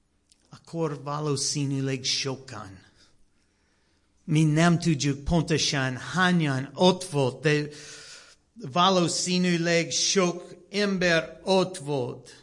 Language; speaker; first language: Hungarian; non-native, learner; English